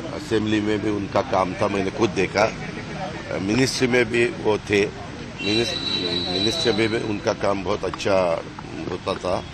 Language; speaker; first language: Hindi; non-native, local second language; Marathi